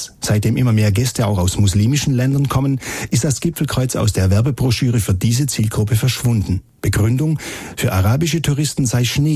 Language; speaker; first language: German; native; German